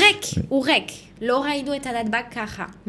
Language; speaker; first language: Hebrew; non-native, fluent; French